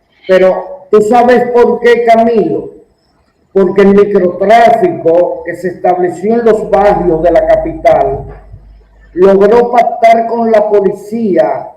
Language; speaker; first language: Spanish; native; Spanish